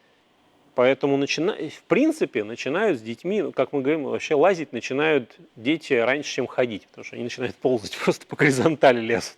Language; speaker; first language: Russian; native; Russian